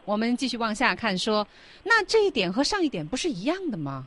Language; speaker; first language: Chinese; native; Chinese